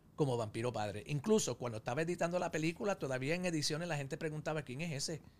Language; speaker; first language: Spanish; early bilingual, heritage; Spanish